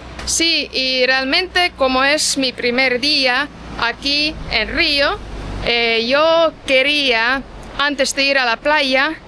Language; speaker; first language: Spanish; non-native, fluent; Estonian